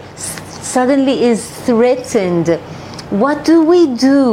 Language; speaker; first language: English; non-native, fluent; Hebrew